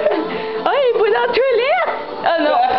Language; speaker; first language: French; native; French